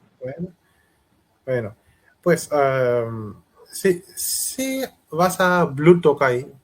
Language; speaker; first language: Spanish; non-native, learner; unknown